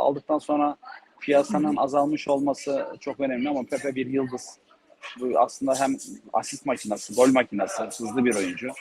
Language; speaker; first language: Turkish; native; Turkish